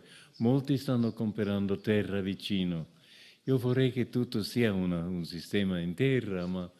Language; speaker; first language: Italian; non-native, fluent; English